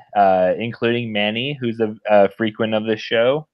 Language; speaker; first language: English; native; English